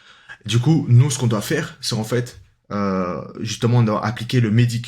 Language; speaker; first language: French; native; French